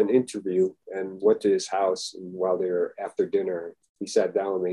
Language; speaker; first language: English; early bilingual, other home language; Filipino